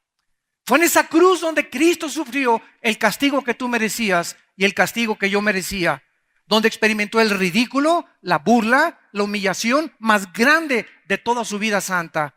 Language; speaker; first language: Spanish; native; Spanish